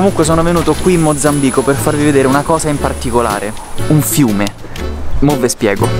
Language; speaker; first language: Italian; native; Italian